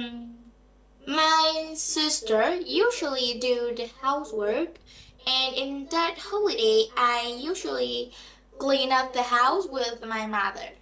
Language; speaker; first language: English; non-native, learner; Vietnamese